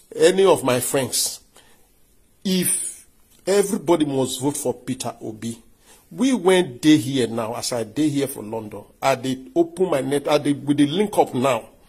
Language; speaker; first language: Nigerian Pidgin; non-native, local second language; Yoruba